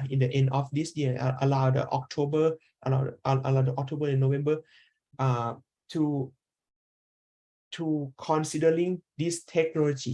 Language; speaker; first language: English; non-native, learner; Thai